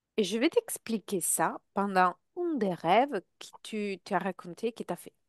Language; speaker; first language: French; non-native, fluent; Italian